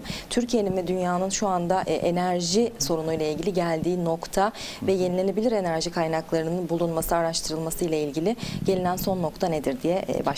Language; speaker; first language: Turkish; native; Turkish